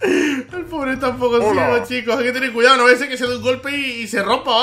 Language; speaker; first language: Spanish; native; Spanish